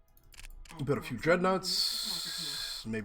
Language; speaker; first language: English; native; English